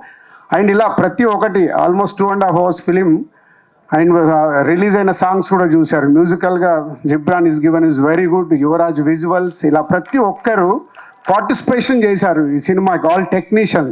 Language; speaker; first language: Telugu; native; Telugu